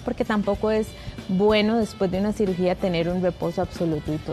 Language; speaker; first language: Spanish; native; Spanish